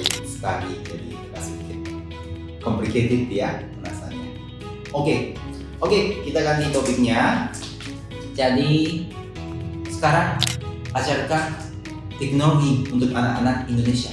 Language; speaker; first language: Indonesian; non-native, fluent; Japanese